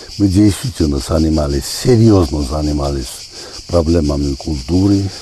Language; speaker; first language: Russian; non-native, local second language; Georgian